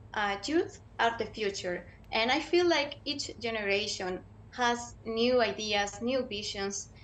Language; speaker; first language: English; non-native, fluent; Spanish